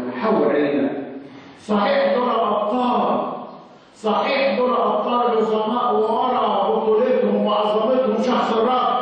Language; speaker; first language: Arabic; native; Arabic